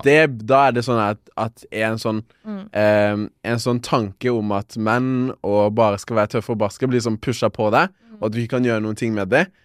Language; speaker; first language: Norwegian; early bilingual, other home language; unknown